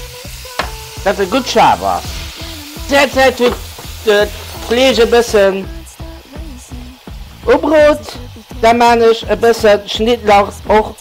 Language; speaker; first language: German; non-native, learner; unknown